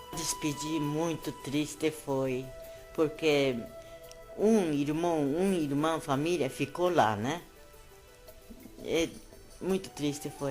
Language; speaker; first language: Portuguese; non-native, learner; Japanese